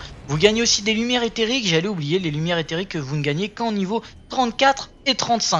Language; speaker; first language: French; native; French